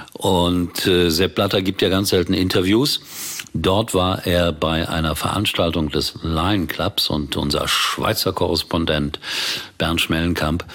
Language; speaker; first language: German; native; German